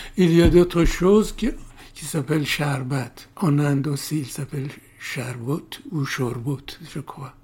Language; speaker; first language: French; non-native, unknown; Persian